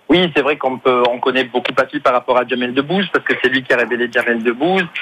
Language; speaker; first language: French; native; French